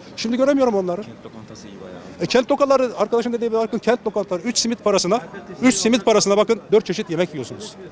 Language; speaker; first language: Turkish; native; Turkish